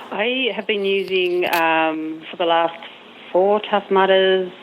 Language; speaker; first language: English; native; English